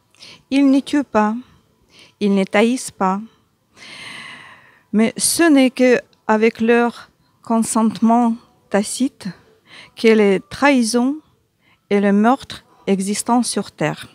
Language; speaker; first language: French; non-native, learner; Ukrainian